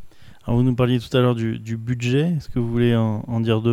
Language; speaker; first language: French; native; French